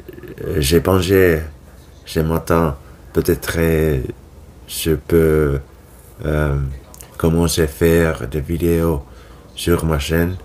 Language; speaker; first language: French; non-native, learner; Finnish